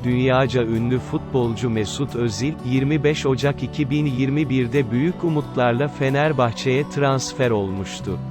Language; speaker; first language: Turkish; native; Turkish